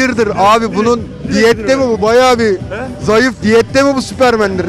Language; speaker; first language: Turkish; native; Turkish